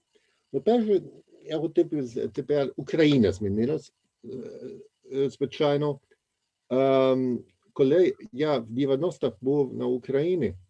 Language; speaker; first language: Ukrainian; non-native, fluent; German